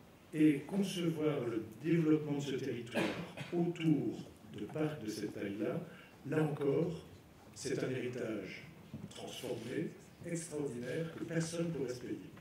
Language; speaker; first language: French; native; French